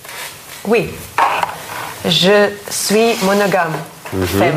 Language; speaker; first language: French; non-native, learner; Russian